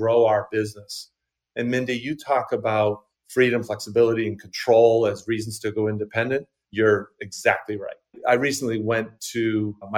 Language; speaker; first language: English; native; English